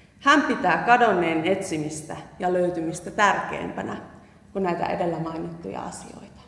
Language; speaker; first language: Finnish; native; Finnish